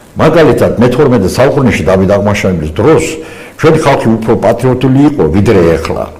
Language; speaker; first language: Georgian; non-native, local second language; Azerbaijani